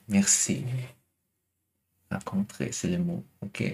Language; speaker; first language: French; non-native, learner; German